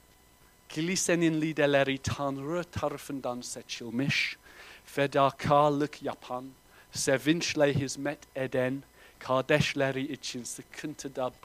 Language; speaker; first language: Turkish; non-native, fluent; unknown